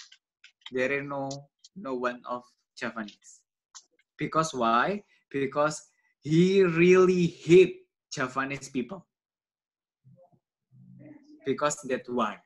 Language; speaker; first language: English; non-native, learner; Indonesian